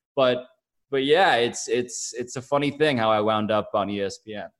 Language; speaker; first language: English; early bilingual, other home language; Filipino